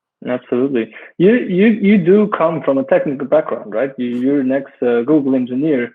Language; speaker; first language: English; non-native, fluent; German